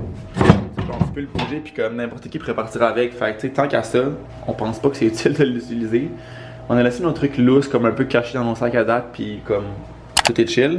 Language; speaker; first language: French; native; French